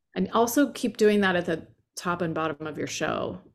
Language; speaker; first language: English; native; English